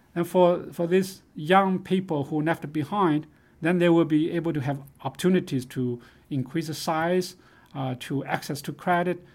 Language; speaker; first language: English; non-native, fluent; Chinese